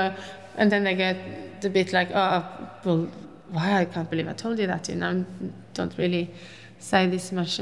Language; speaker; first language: English; non-native, fluent; Norwegian